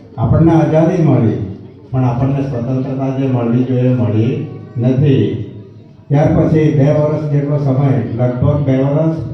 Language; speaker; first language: Gujarati; native; Gujarati